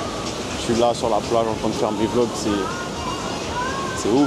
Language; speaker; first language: French; native; French